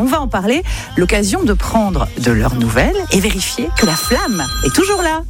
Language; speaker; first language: French; native; French